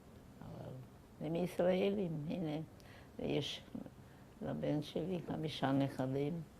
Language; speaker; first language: Hebrew; non-native, fluent; German